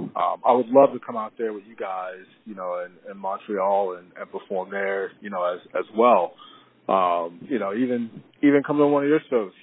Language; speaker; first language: English; native; English